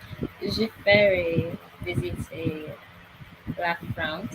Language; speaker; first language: French; non-native, learner; English